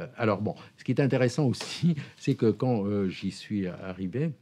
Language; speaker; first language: French; non-native, local second language; Arabic